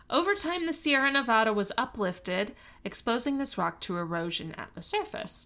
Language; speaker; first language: English; native; English